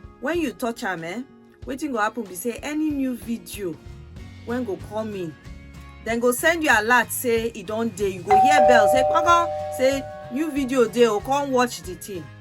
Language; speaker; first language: Nigerian Pidgin; non-native, local second language; Yoruba